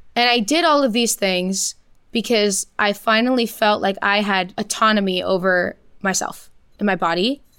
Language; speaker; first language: English; early bilingual, other home language; Portuguese